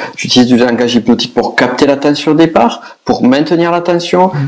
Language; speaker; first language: French; native; French